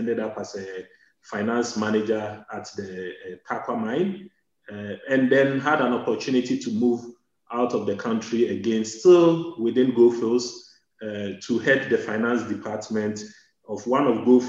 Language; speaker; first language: English; non-native, local second language; Akan